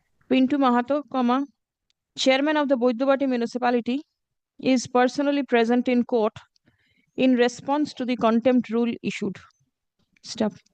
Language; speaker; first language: English; non-native, local second language; Bangla